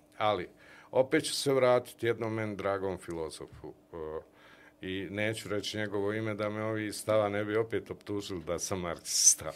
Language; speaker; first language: Bosnian; native; Bosnian